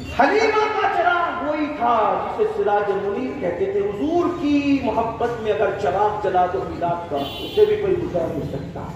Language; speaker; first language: Urdu; native; Urdu